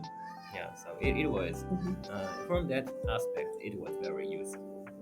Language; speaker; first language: English; non-native, learner; Japanese